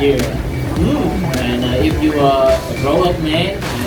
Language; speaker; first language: English; non-native, learner; Vietnamese